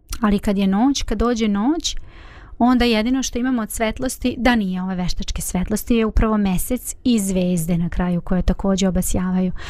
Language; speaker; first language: Bosnian; native; Bosnian